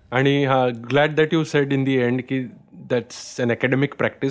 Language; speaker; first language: English; non-native, local second language; Marathi